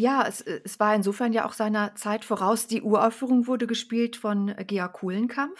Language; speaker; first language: German; native; German